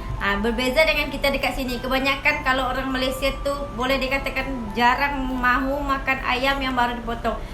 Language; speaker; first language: Malay; native; Malay